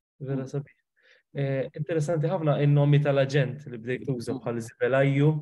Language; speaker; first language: Maltese; native; Maltese